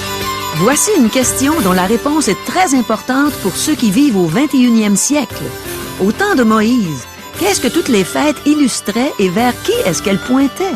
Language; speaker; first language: French; native; French